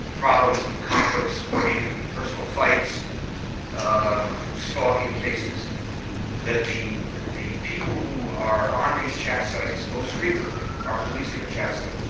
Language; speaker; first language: English; native; English